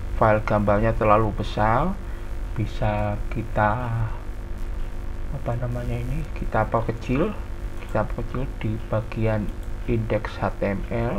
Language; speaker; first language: Indonesian; native; Indonesian